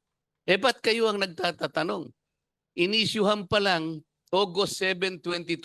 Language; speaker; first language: Filipino; native; Filipino